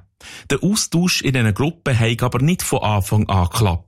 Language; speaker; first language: German; native; German